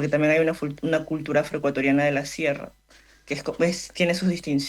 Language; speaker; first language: Spanish; native; Spanish